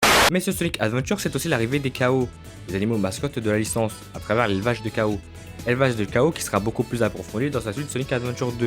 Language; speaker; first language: French; native; French